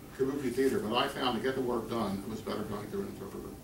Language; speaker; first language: English; native; English